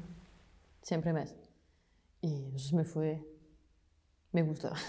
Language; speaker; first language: Spanish; non-native, fluent; French